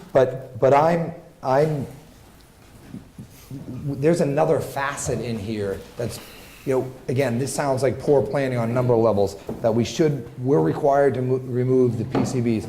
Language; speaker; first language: English; native; English